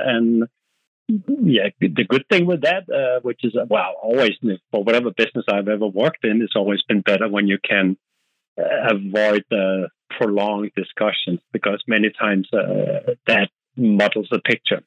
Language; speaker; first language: English; non-native, fluent; Danish